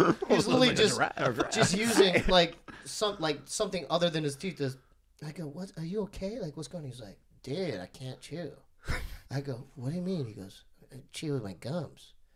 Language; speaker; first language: English; early bilingual, other home language; Korean